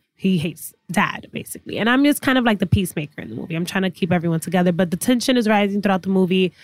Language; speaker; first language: English; native; English